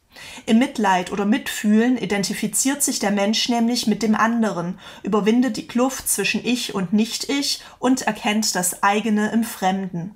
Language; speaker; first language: German; native; German